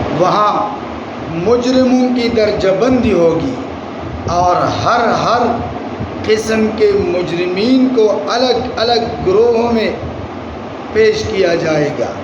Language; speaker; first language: Urdu; non-native, local second language; Pashto